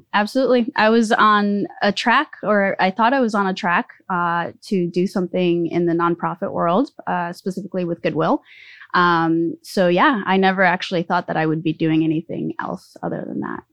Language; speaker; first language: English; early bilingual, other home language; Spanish